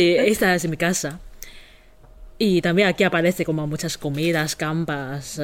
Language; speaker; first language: Spanish; non-native, fluent; Chinese